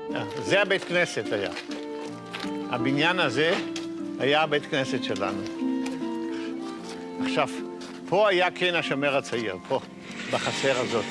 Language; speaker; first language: Hebrew; non-native, fluent; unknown